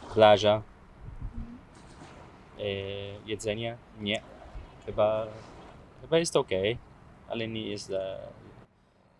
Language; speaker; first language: Polish; non-native, learner; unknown